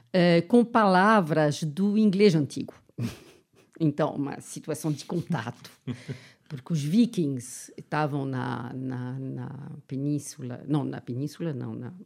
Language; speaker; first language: Portuguese; non-native, fluent; French